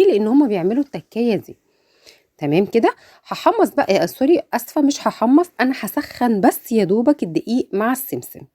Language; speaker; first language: Arabic; native; Arabic